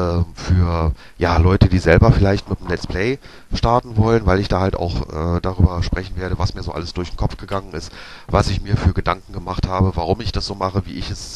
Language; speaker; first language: German; native; German